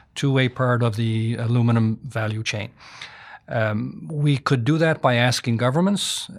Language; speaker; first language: English; native; English